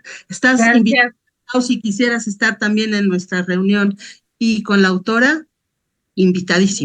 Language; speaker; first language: Spanish; native; Spanish